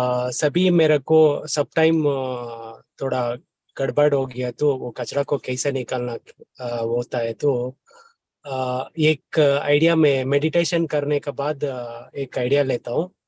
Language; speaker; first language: Hindi; non-native, learner; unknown